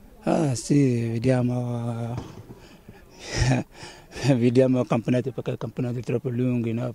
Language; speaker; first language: Italian; non-native, learner; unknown